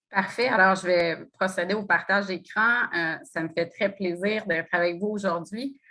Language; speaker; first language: French; native; French